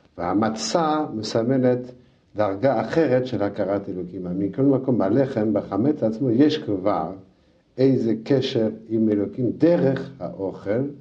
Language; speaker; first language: Hebrew; non-native, fluent; French